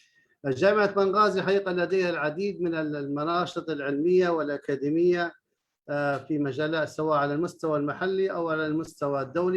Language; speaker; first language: Arabic; native; Arabic